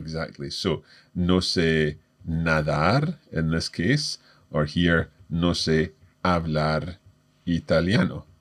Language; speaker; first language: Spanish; non-native, fluent; English